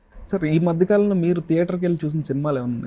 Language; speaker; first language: Telugu; native; Telugu